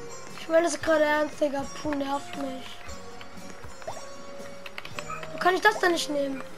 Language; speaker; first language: German; native; German